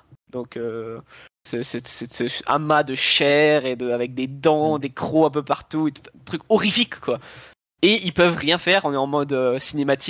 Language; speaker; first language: French; native; French